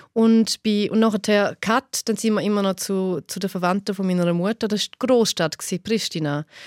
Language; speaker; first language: German; early bilingual, other home language; Albanian